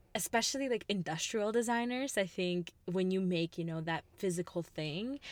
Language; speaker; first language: English; early bilingual, other home language; Russian